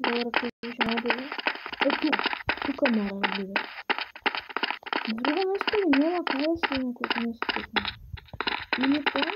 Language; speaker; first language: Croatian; non-native, learner; Macedonian